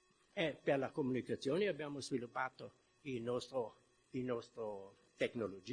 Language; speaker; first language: Italian; non-native, fluent; German